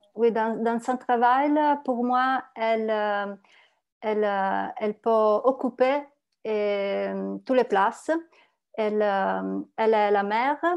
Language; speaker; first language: French; non-native, learner; Italian